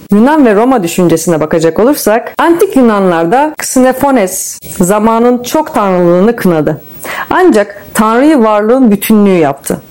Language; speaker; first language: Turkish; native; Turkish